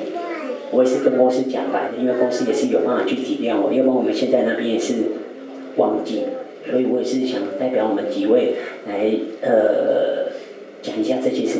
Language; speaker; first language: Chinese; native; Chinese